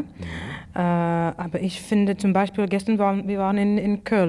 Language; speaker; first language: German; non-native, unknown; English